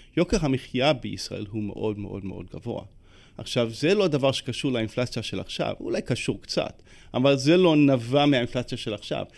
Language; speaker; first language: Hebrew; non-native, fluent; English